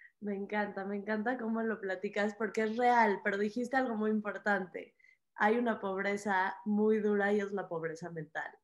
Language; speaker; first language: Spanish; native; Spanish